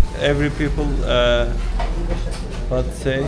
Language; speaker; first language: English; non-native, learner; Turkish